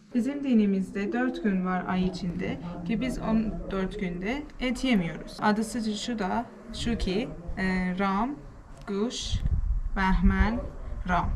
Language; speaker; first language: Turkish; non-native, fluent; Persian